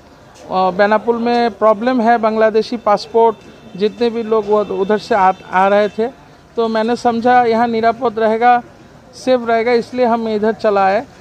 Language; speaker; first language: Hindi; non-native, fluent; Bangla